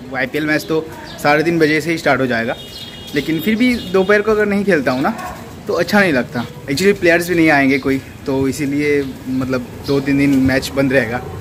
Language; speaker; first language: Hindi; non-native, local second language; Bangla